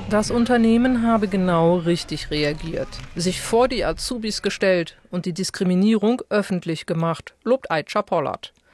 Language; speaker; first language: German; native; German